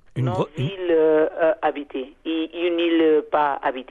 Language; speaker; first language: French; non-native, fluent; Portuguese